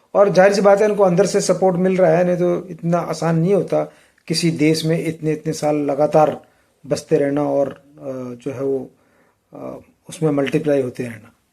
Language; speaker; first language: Hindi; native; Hindi